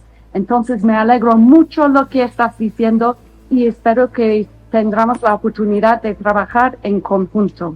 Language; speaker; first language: Spanish; non-native, fluent; English